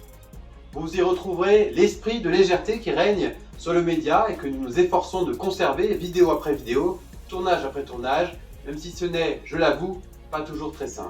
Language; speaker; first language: French; native; French